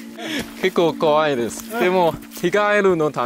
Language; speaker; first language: Japanese; non-native, learner; Chinese